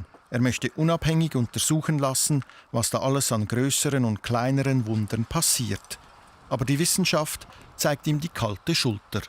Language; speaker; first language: German; native; German